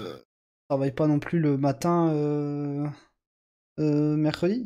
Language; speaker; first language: French; native; French